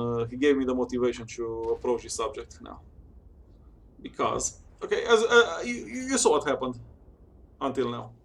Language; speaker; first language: English; non-native, fluent; Romanian